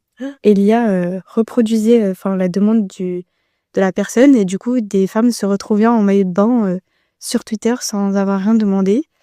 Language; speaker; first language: French; native; French